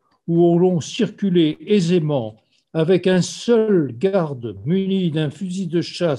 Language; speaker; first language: French; native; French